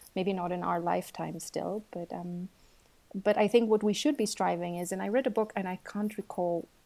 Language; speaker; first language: English; non-native, fluent; Portuguese